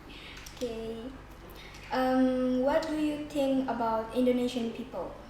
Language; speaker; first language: English; non-native, learner; Indonesian